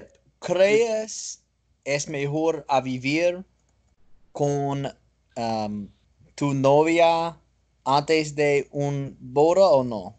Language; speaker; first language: Spanish; non-native, learner; English